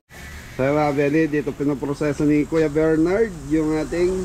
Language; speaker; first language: Filipino; native; Filipino